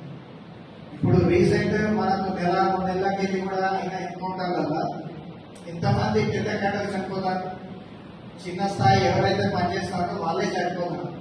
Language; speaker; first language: Telugu; native; Telugu